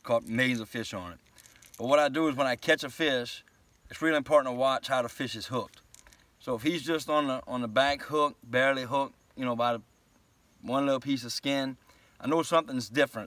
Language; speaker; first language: English; native; English